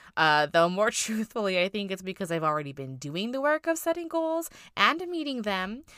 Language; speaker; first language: English; native; English